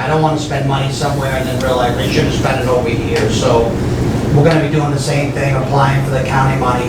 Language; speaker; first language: English; native; English